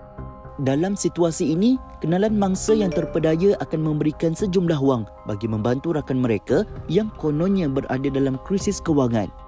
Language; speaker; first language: Malay; native; Malay